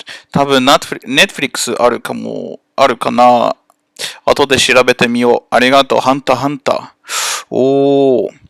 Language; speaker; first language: Japanese; non-native, learner; English